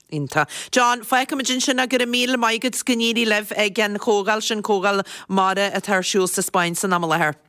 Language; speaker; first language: Irish; native; Irish